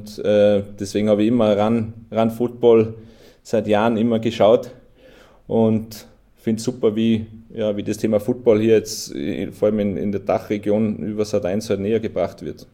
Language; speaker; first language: German; native; German